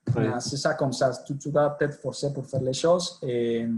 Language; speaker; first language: French; non-native, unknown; Spanish